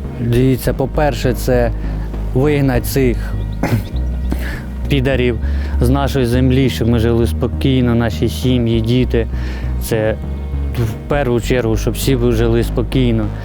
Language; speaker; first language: Ukrainian; non-native, local second language; Russian